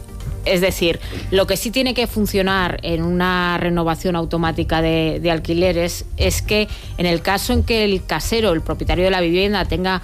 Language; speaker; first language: Spanish; native; Spanish